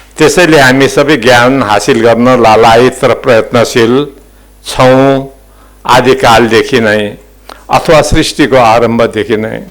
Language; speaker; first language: Nepali; non-native, local second language; Limburgish